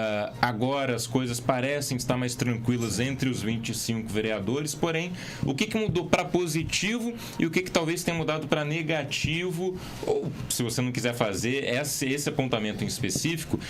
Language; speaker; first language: Portuguese; native; Portuguese